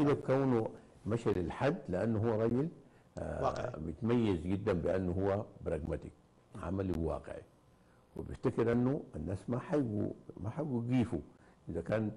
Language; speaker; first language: Arabic; native; Arabic